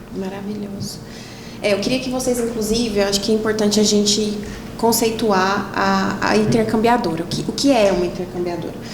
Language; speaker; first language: Portuguese; native; Portuguese